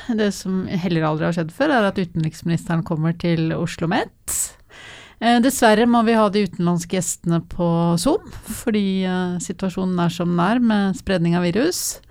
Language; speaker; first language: Norwegian; native; Norwegian